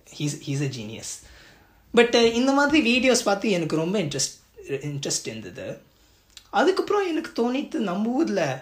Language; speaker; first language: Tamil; early bilingual, heritage; Tamil